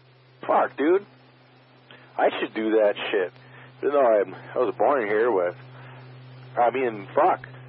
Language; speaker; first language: English; native; English